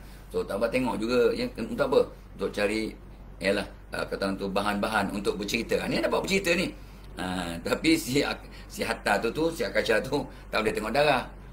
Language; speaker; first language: Malay; native; Malay